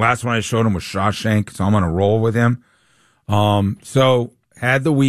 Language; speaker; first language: English; native; English